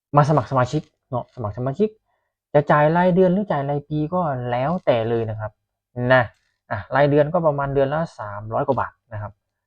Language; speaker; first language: Thai; native; Thai